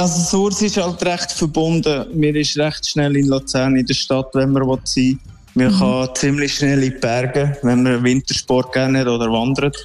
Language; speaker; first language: German; native; German